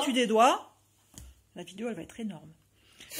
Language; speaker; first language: French; native; French